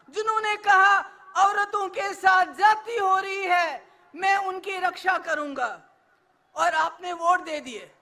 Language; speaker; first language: Hindi; native; Hindi